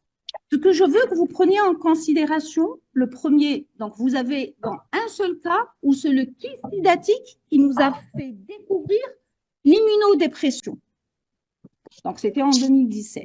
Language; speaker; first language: French; non-native, local second language; Arabic